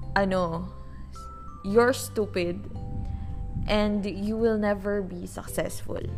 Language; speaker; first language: English; non-native, local second language; Filipino